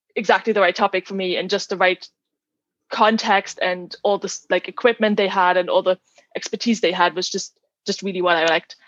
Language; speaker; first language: English; non-native, fluent; German